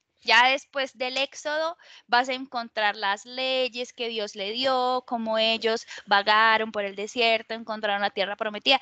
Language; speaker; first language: Spanish; native; Spanish